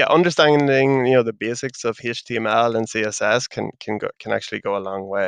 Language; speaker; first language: English; native; English